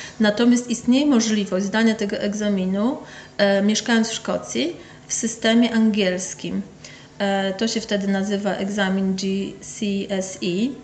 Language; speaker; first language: Polish; native; Polish